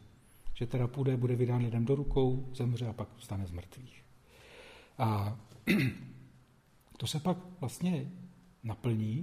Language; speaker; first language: Czech; native; Czech